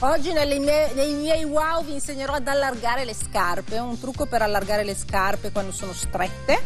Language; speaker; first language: Italian; native; Italian